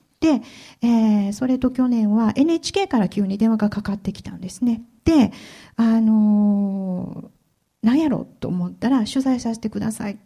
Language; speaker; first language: Japanese; native; Japanese